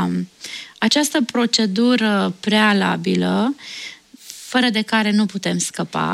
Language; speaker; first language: Romanian; native; Romanian